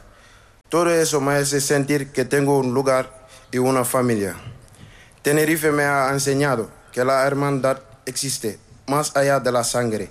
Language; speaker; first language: Spanish; non-native, learner; Wolof